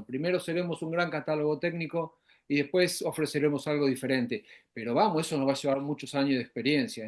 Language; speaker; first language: Spanish; native; Spanish